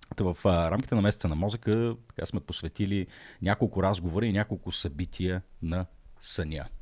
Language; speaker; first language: Bulgarian; native; Bulgarian